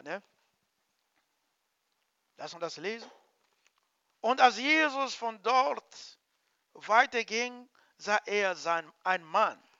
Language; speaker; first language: German; non-native, learner; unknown